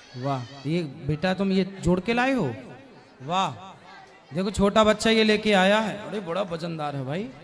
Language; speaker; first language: Hindi; native; Hindi